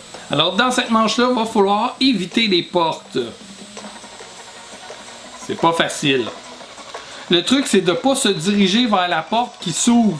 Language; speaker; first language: French; native; French